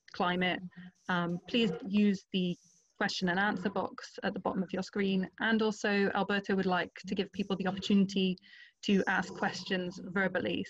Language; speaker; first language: English; non-native, fluent; Portuguese